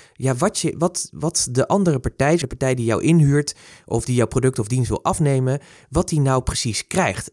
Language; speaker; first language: Dutch; native; Dutch